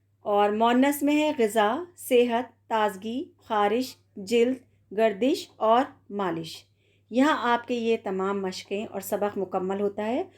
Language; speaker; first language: Urdu; native; Urdu